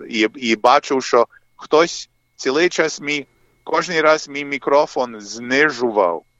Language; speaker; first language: Ukrainian; early bilingual, heritage; English